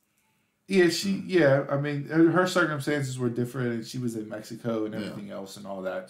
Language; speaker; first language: English; native; English